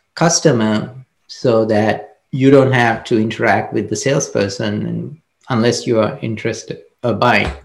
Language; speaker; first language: English; non-native, local second language; Sinhala